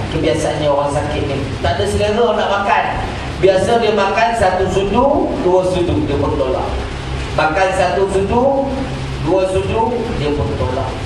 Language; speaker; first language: Malay; native; Malay